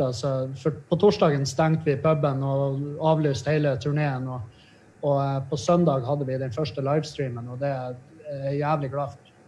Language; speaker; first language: Norwegian; native; Norwegian